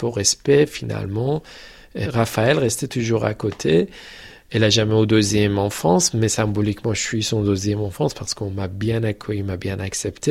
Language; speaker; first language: French; non-native, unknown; Persian